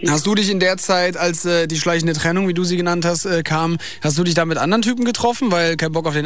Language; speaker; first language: German; native; German